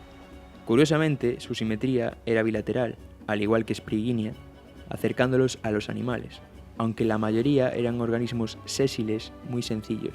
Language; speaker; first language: Spanish; native; Spanish